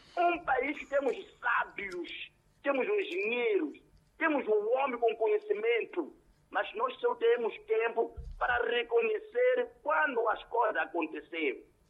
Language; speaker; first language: Portuguese; non-native, local second language; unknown